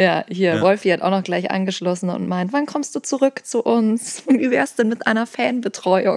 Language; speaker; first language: German; native; German